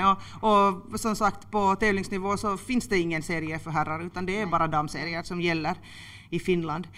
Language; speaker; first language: Swedish; native; Swedish